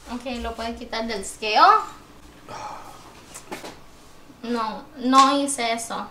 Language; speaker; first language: Spanish; early bilingual, heritage; Spanish